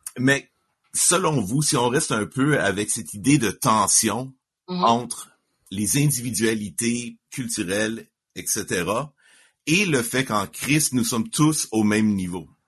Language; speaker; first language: French; native; French